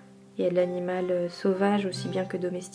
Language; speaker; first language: French; native; French